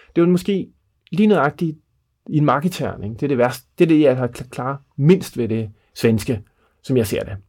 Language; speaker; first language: Danish; native; Danish